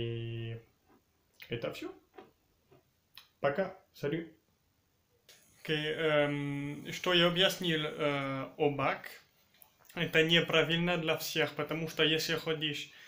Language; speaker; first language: Russian; early bilingual, heritage; French